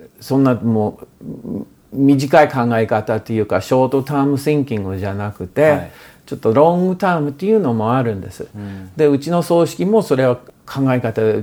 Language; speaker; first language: Japanese; non-native, fluent; English